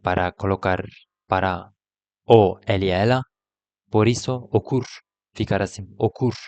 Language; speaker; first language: Portuguese; non-native, learner; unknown